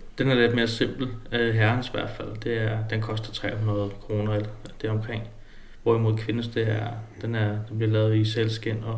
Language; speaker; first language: Danish; early bilingual, other home language; Kalaallisut